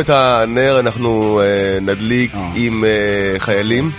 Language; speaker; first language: Hebrew; native; Hebrew